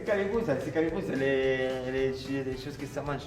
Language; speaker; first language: French; non-native, learner; Italian